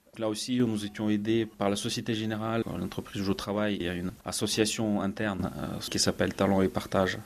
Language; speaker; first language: French; non-native, fluent; Ukrainian